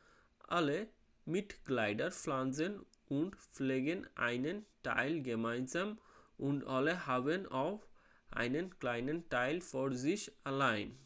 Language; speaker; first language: German; non-native, learner; Hindi